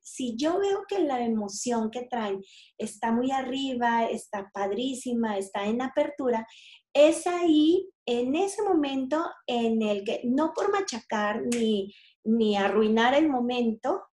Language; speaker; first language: Spanish; native; Spanish